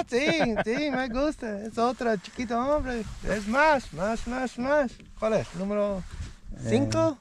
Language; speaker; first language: Spanish; non-native, learner; English